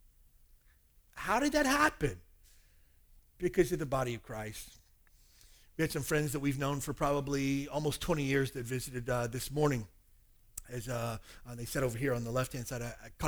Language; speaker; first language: English; native; English